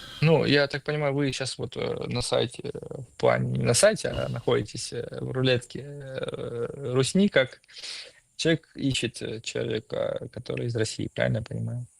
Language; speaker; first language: Russian; native; Russian